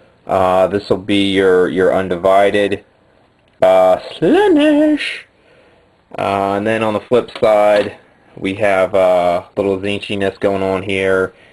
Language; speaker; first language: English; native; English